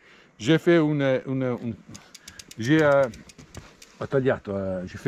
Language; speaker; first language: French; non-native, learner; Italian